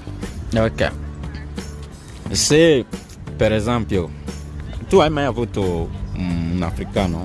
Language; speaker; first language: Italian; non-native, fluent; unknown